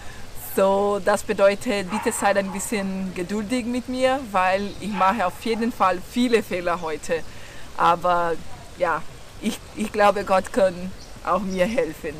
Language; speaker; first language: German; non-native, learner; Portuguese